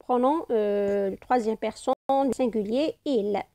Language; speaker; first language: French; non-native, local second language; Arabic